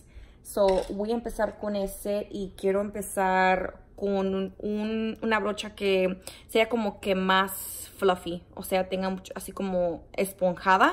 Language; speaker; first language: Spanish; early bilingual, heritage; Spanish